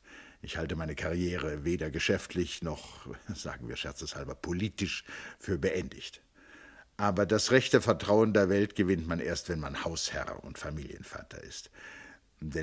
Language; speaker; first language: German; native; German